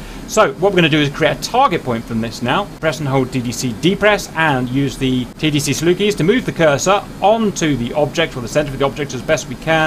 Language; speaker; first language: English; native; English